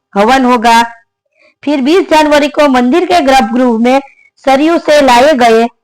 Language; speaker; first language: Hindi; non-native, local second language; Gujarati